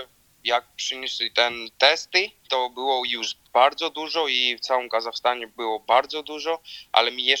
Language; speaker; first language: Polish; non-native, learner; Georgian